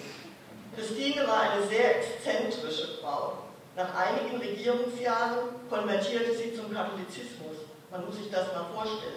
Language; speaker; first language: German; native; German